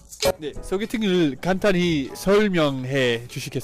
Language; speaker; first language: Korean; non-native, fluent; English